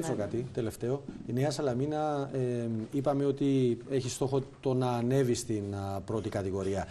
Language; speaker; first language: Greek; native; Greek